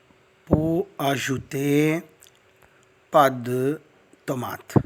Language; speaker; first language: French; non-native, learner; Tamil